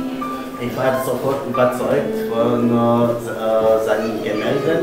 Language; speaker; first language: German; non-native, fluent; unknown